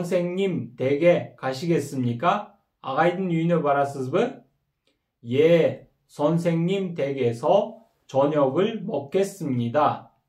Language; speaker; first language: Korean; non-native, fluent; Kyrgyz